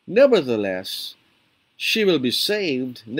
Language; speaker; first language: English; non-native, local second language; Filipino